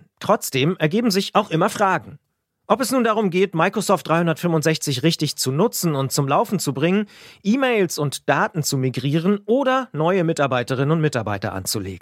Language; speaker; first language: German; native; German